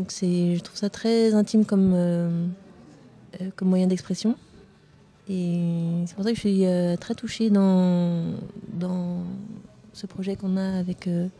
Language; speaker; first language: French; native; French